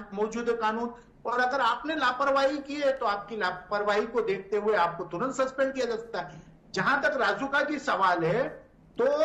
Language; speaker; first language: Hindi; native; Hindi